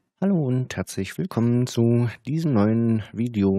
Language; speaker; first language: German; native; German